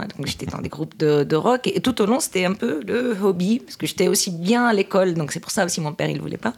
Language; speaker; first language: French; non-native, local second language; Arabic